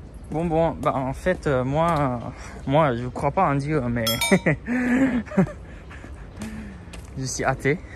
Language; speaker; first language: French; non-native, fluent; Japanese